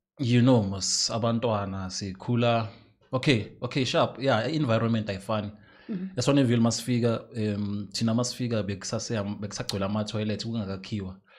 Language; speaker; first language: Zulu; native; Zulu